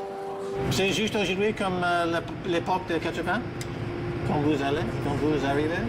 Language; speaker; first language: French; non-native, learner; English